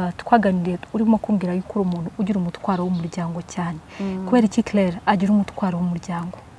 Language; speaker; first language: Kinyarwanda; native; Kinyarwanda